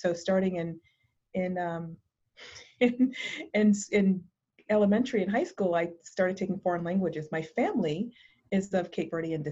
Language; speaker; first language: English; native; English